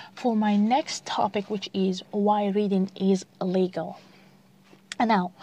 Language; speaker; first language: English; non-native, fluent; Arabic